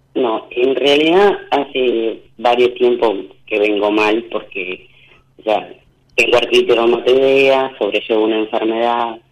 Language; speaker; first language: Spanish; native; Spanish